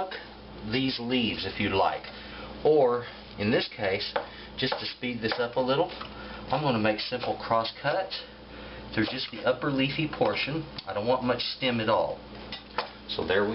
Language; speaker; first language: English; native; English